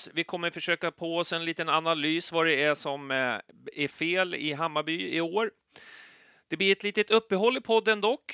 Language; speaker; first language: Swedish; native; Swedish